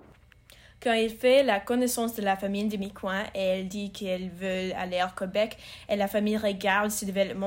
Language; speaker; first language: French; non-native, learner; English